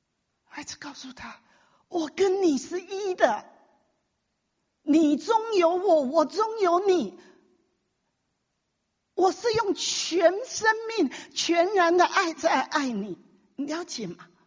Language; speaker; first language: Chinese; native; Chinese